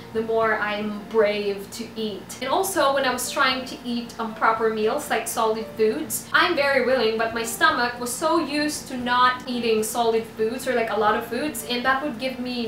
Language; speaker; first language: English; non-native, local second language; Filipino